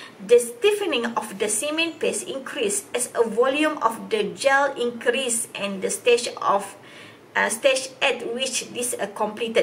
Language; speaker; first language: English; non-native, local second language; Malay